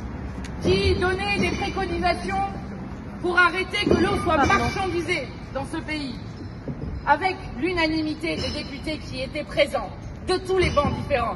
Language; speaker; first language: French; native; French